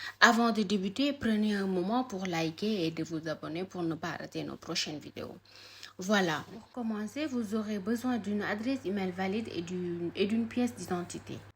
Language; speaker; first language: French; non-native, local second language; Wolof